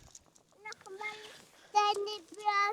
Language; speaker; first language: German; early bilingual, other home language; Indonesian